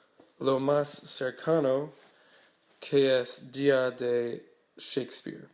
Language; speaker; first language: Spanish; non-native, learner; English